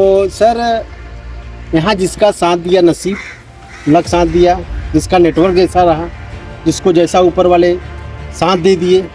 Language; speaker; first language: Hindi; native; Hindi